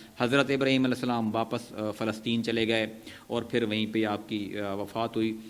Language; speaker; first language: Urdu; non-native, local second language; Punjabi